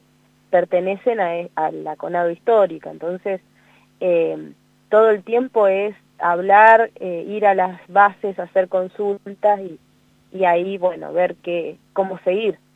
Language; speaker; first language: Spanish; native; Spanish